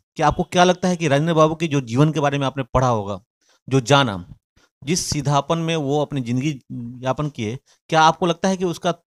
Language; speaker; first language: Hindi; native; Hindi